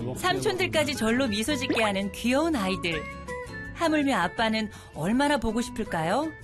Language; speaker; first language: Korean; native; Korean